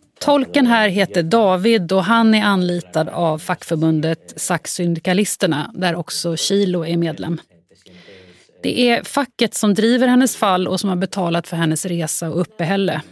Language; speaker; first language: Swedish; native; Swedish